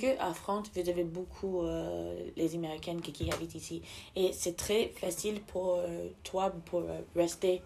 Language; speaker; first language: French; non-native, learner; English